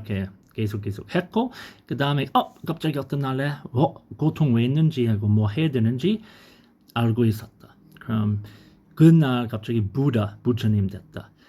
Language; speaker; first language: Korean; non-native, learner; English